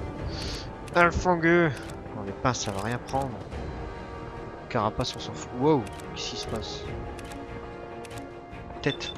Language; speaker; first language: French; native; French